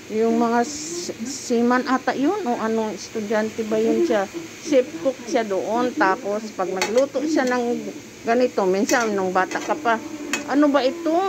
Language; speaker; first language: Filipino; non-native, local second language; Cebuano